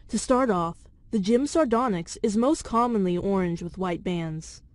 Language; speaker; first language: English; native; English